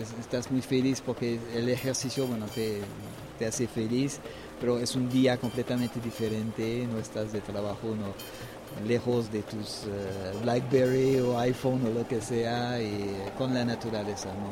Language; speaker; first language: Spanish; non-native, fluent; French